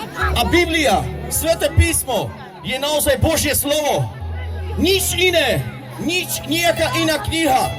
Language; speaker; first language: Slovak; non-native, local second language; Romany